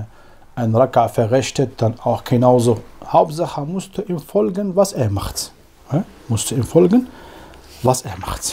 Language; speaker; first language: German; non-native, fluent; Arabic